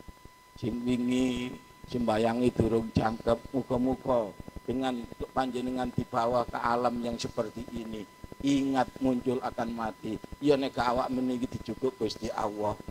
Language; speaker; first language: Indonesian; non-native, local second language; Javanese